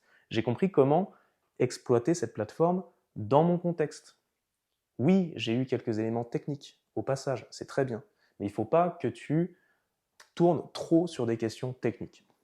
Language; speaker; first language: French; native; French